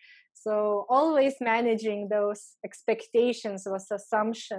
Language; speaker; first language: English; non-native, fluent; Lithuanian